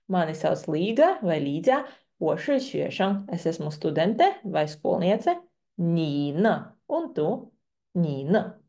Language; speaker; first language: Latvian; non-native, fluent; Chinese